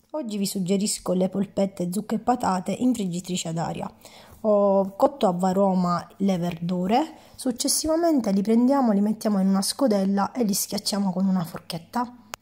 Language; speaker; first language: Italian; native; Italian